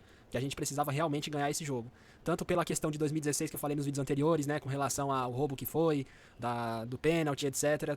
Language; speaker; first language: Portuguese; native; Portuguese